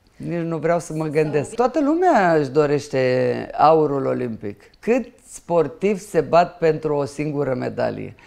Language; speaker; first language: Romanian; non-native, local second language; Ukrainian